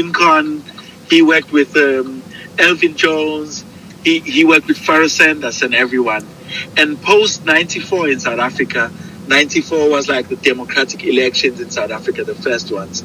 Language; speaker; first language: English; non-native, local second language; Zulu